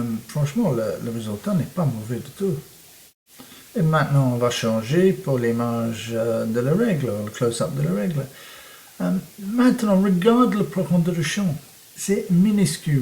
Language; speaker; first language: French; non-native, fluent; English